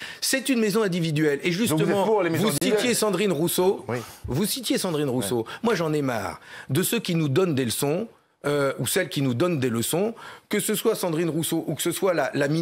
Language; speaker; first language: French; native; French